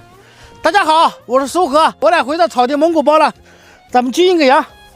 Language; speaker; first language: Chinese; native; Chinese